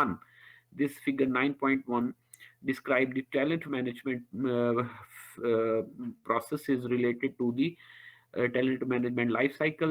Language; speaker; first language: English; non-native, local second language; Urdu